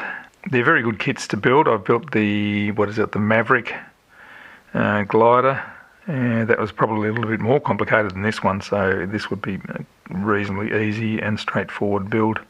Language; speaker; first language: English; native; English